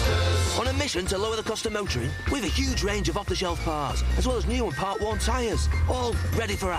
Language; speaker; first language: English; native; English